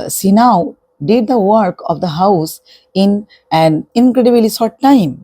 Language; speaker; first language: English; non-native, local second language; Bangla